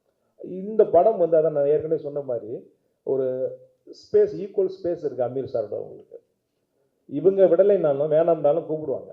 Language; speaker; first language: Tamil; native; Tamil